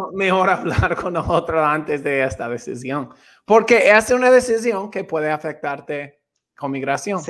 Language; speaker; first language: Spanish; non-native, fluent; English